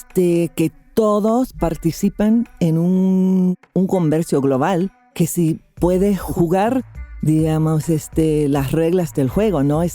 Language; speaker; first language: Spanish; non-native, fluent; English